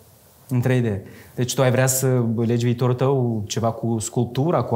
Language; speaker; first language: Romanian; native; Romanian